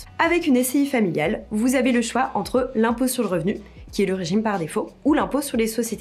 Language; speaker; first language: French; native; French